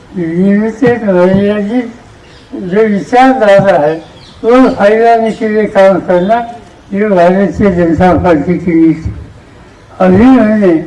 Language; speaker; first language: Hindi; non-native, local second language; Marathi